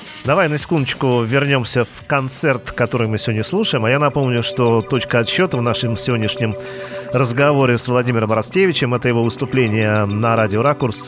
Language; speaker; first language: Russian; native; Russian